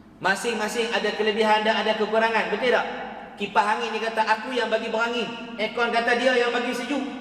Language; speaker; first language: Malay; native; Malay